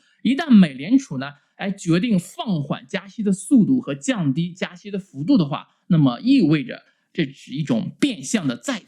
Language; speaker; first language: Chinese; native; Chinese